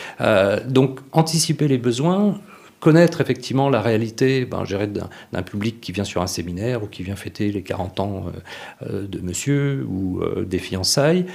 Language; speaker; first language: French; native; French